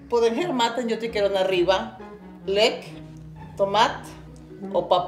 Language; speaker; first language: Swedish; non-native, learner; Spanish